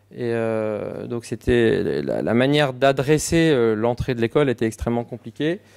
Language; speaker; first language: French; native; French